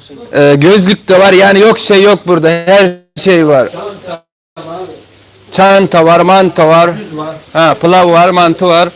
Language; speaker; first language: Turkish; early bilingual, heritage; Turkmen